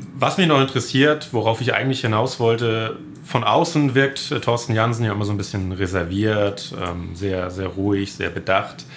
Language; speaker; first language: German; native; German